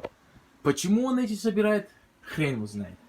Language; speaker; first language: Russian; early bilingual, heritage; Russian